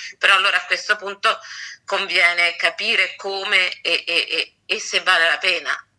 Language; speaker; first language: Italian; native; Italian